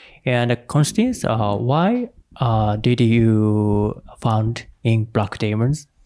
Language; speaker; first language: English; non-native, learner; Japanese